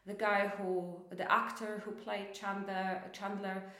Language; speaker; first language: English; non-native, fluent; Polish